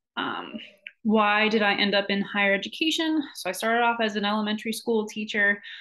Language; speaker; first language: English; native; English